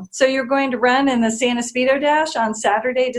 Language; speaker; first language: English; non-native, fluent; Bosnian